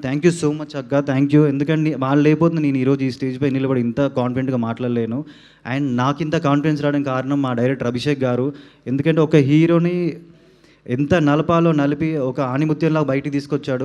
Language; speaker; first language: Telugu; native; Telugu